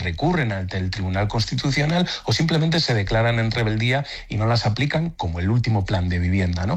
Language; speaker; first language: Spanish; native; Spanish